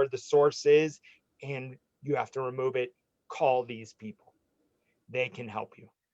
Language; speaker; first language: English; native; English